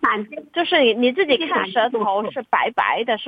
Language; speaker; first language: Chinese; native; Chinese